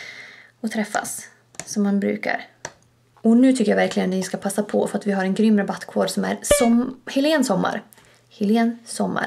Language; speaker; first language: Swedish; native; Swedish